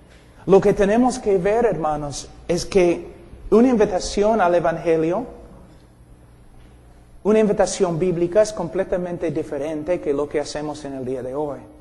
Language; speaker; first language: Spanish; non-native, fluent; English